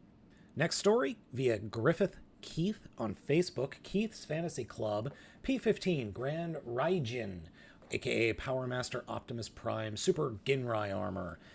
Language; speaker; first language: English; native; English